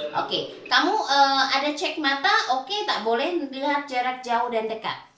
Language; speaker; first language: Indonesian; native; Indonesian